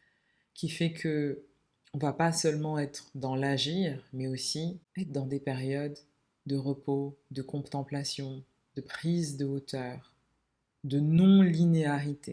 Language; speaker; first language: French; native; French